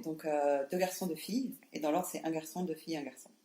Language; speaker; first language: French; native; French